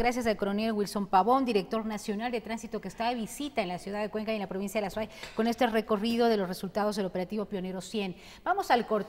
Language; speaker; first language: Spanish; native; Spanish